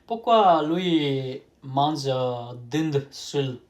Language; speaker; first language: French; non-native, learner; Nepali